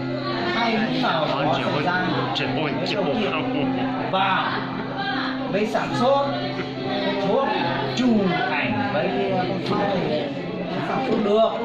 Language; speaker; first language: Vietnamese; non-native, local second language; Hmong